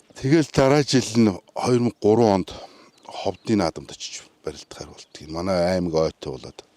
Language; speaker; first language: Mongolian; native; Mongolian